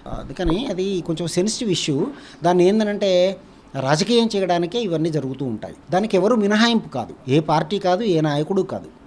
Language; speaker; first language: Telugu; native; Telugu